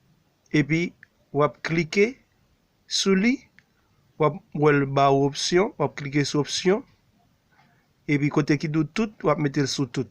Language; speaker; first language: French; non-native, learner; Haitian Creole